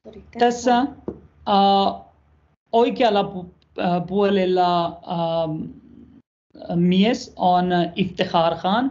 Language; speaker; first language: Finnish; non-native, learner; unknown